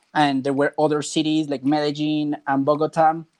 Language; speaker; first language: English; non-native, fluent; Spanish